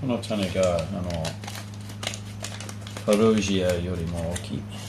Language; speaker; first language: Japanese; non-native, learner; English